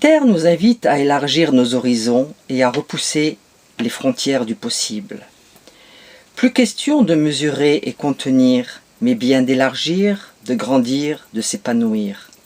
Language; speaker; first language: French; native; French